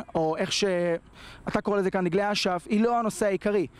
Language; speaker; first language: Hebrew; native; Hebrew